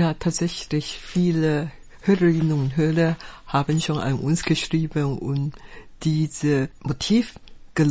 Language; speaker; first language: German; non-native, fluent; Chinese